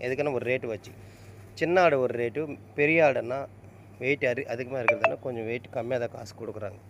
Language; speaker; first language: Tamil; native; Tamil